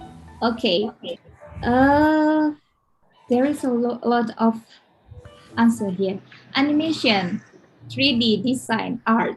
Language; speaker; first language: English; non-native, fluent; Indonesian